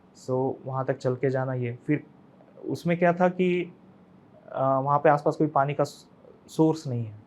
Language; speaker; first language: Hindi; non-native, local second language; Marathi